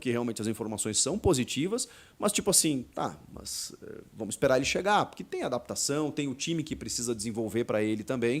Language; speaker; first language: Portuguese; native; Portuguese